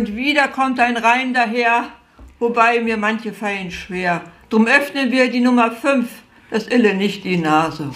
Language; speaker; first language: German; native; German